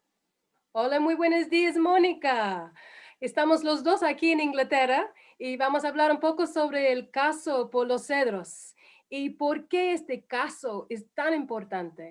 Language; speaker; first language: Spanish; non-native, fluent; English